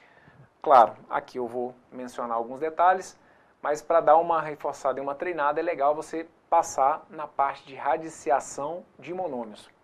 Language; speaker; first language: Portuguese; native; Portuguese